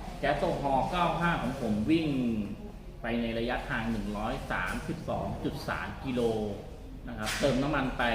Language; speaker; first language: Thai; native; Thai